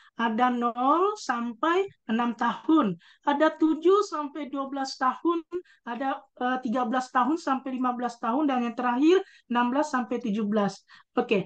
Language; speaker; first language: Indonesian; native; Indonesian